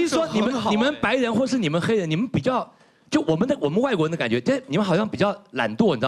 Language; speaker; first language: Chinese; native; Chinese